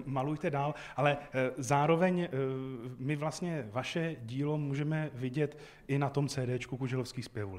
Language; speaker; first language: Czech; native; Czech